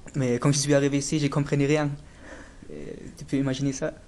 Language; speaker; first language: French; non-native, fluent; German